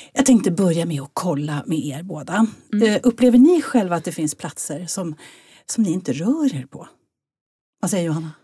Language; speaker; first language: Swedish; native; Swedish